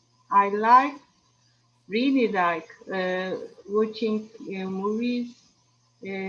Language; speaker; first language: English; non-native, learner; Turkish